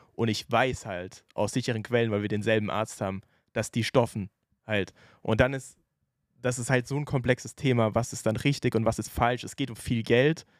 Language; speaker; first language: German; native; German